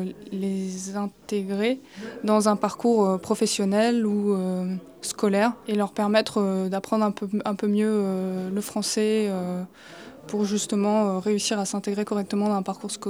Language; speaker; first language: French; native; French